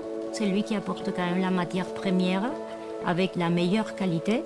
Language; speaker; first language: French; non-native, fluent; Spanish